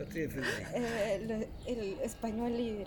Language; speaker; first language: Italian; non-native, learner; Spanish